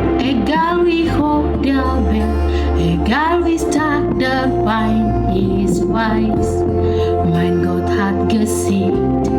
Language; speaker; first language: German; non-native, learner; Indonesian